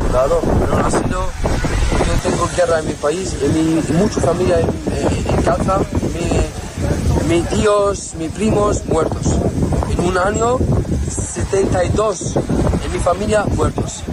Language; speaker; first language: Spanish; non-native, learner; Arabic